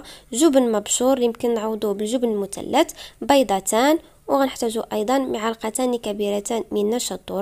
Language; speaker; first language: Arabic; native; Arabic